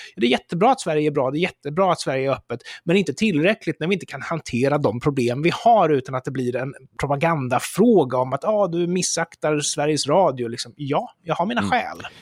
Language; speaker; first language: Swedish; native; Swedish